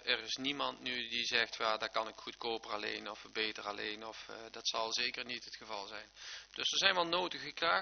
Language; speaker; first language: Dutch; native; Dutch